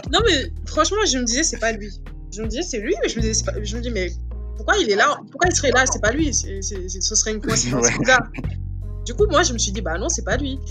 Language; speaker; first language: French; non-native, local second language; Wolof